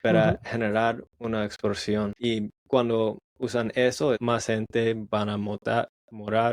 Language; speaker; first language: Spanish; non-native, learner; English